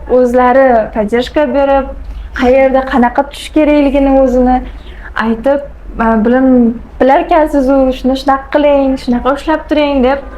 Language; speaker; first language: Uzbek; non-native, local second language; Kara-Kalpak